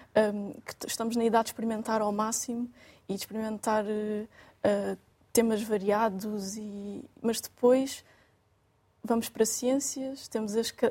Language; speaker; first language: Portuguese; native; Portuguese